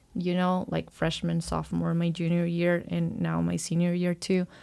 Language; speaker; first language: English; non-native, fluent; Spanish